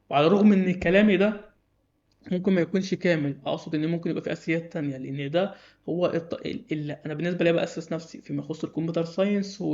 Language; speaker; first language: Arabic; native; Arabic